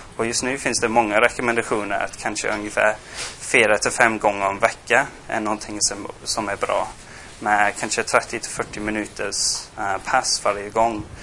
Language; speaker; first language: Swedish; non-native, fluent; English